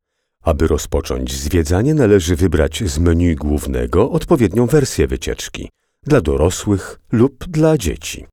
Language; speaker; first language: Polish; native; Polish